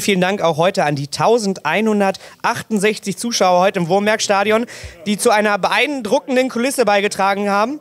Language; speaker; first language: German; native; German